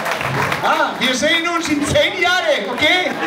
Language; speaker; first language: German; non-native, fluent; Spanish